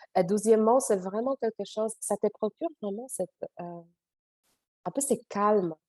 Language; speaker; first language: French; non-native, fluent; Polish